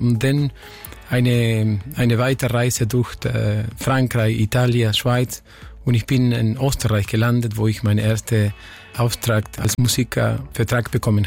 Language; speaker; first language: German; non-native, fluent; Spanish